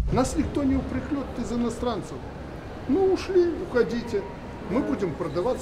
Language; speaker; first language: Russian; native; Russian